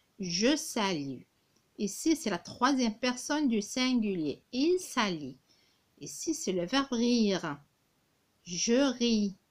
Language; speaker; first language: French; non-native, local second language; Arabic